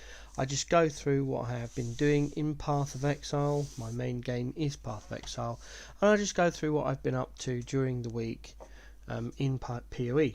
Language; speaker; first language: English; native; English